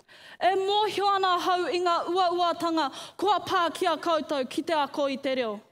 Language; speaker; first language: Māori; non-native, local second language; English